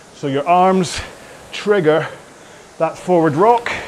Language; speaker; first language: English; native; English